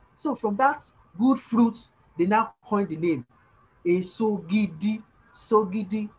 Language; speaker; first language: English; non-native, local second language; Yoruba